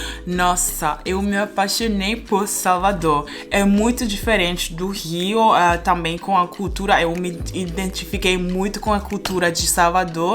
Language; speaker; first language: Portuguese; non-native, fluent; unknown